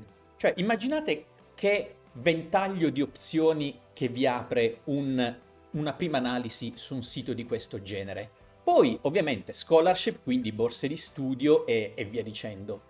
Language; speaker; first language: Italian; native; Italian